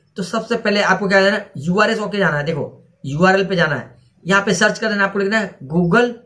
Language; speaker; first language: Hindi; native; Hindi